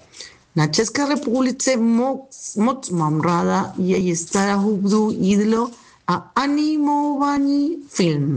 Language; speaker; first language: Czech; early bilingual, heritage; Spanish